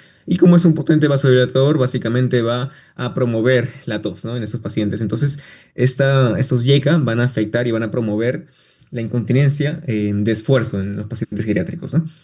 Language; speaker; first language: Spanish; native; Spanish